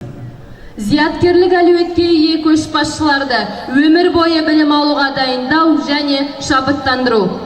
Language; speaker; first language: Kazakh; native; Kazakh